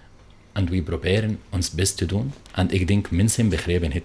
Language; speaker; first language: Dutch; non-native, learner; Arabic